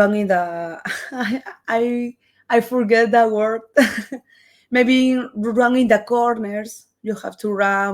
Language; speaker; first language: English; non-native, learner; Spanish